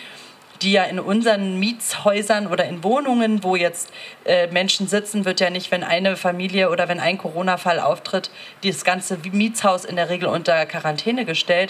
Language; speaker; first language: German; native; German